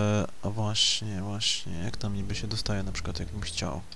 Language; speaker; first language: Polish; native; Polish